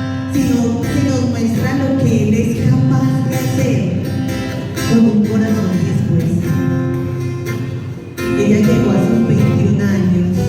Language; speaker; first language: Spanish; native; Spanish